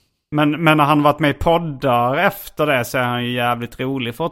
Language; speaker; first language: Swedish; native; Swedish